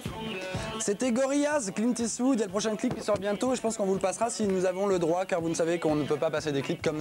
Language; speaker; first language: French; native; French